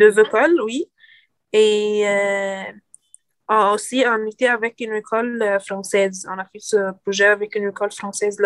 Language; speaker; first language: French; non-native, learner; Arabic